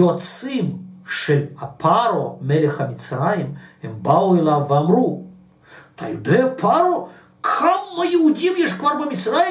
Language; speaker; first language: Hebrew; non-native, fluent; Russian